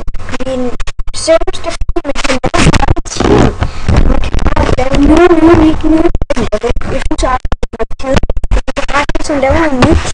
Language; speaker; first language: Danish; early bilingual, other home language; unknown